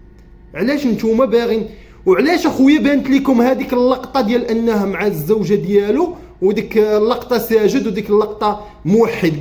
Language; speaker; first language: Arabic; native; Arabic